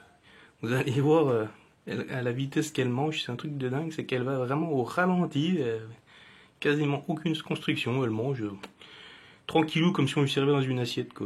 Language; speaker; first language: French; native; French